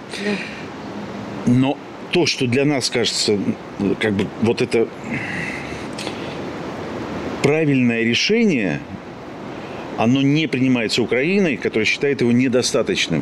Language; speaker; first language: Russian; native; Russian